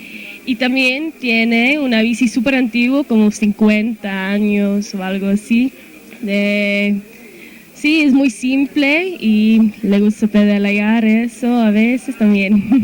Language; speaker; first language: Spanish; non-native, fluent; English